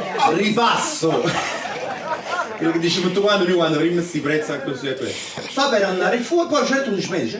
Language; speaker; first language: Italian; native; Italian